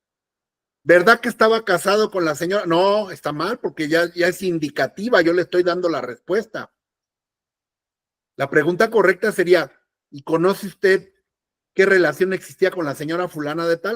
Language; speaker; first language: Spanish; native; Spanish